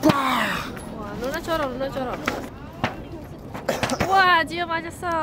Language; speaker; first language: Korean; non-native, learner; Indonesian